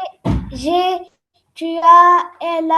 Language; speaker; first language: French; non-native, learner; Arabic